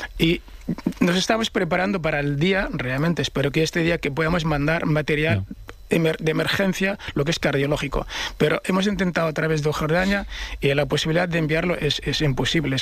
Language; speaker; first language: Spanish; non-native, fluent; Arabic